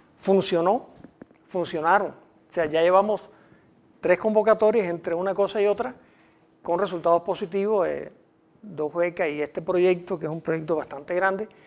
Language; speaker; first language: Spanish; native; Spanish